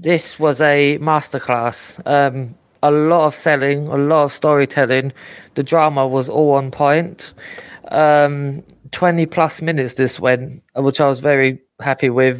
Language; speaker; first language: English; native; English